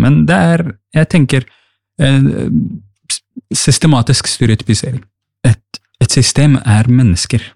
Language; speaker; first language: Norwegian; non-native, fluent; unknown